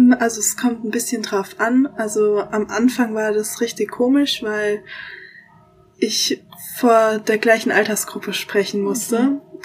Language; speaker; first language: German; native; German